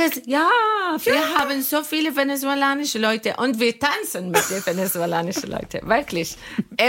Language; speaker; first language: German; non-native, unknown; Arabic